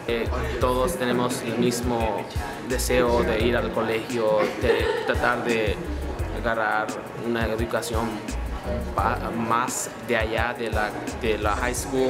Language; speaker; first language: Spanish; early bilingual, other home language; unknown